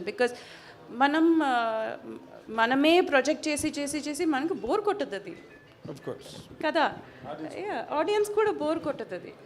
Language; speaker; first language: Telugu; non-native, fluent; Malayalam